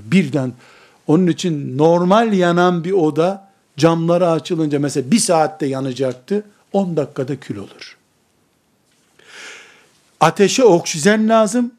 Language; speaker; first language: Turkish; native; Turkish